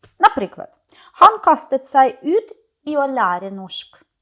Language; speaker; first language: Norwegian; non-native, fluent; Ukrainian